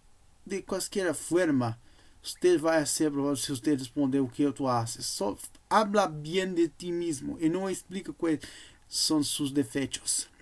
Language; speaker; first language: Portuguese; non-native, learner; Spanish